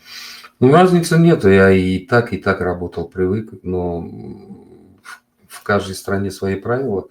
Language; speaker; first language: Russian; non-native, local second language; Uzbek